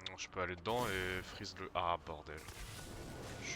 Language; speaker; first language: French; native; French